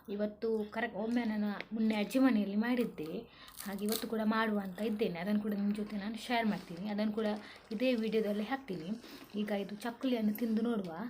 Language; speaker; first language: Kannada; non-native, local second language; Tulu